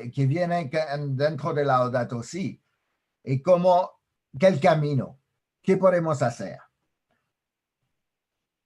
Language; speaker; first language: Spanish; non-native, fluent; French